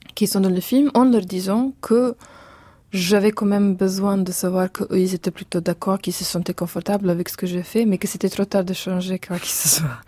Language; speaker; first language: French; non-native, fluent; Serbian